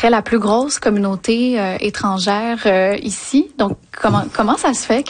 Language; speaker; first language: French; native; French